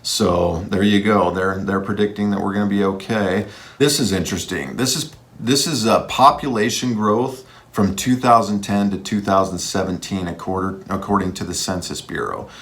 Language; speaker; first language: English; native; English